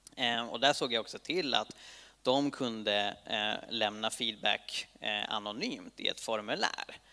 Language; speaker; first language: Swedish; native; Swedish